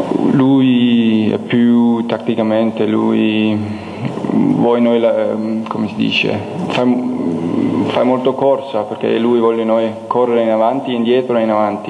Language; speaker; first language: Italian; non-native, learner; Danish